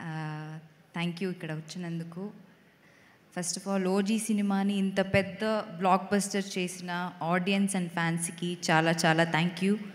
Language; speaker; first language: Telugu; non-native, learner; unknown